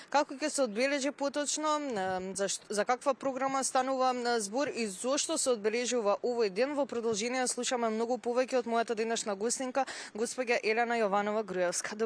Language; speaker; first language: Macedonian; native; Macedonian